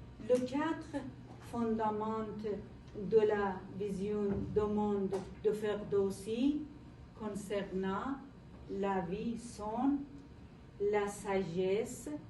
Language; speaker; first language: French; non-native, learner; Persian